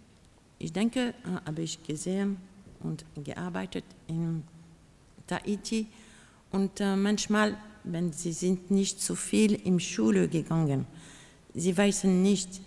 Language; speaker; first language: German; non-native, learner; French